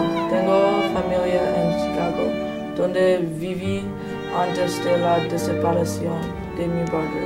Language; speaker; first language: Spanish; non-native, learner; English